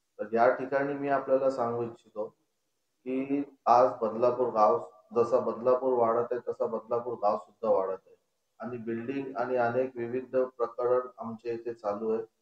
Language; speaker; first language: Marathi; non-native, local second language; Konkani